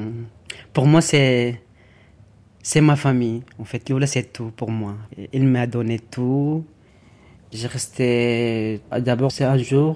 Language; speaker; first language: French; non-native, learner; Arabic